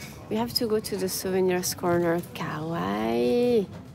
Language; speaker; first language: English; non-native, fluent; French